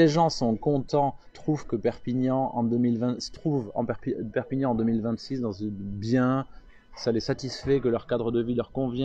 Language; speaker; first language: French; native; French